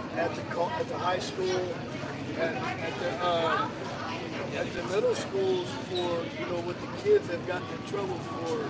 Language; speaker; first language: English; native; English